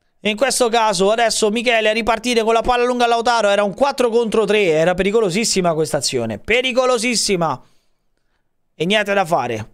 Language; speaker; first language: Italian; native; Italian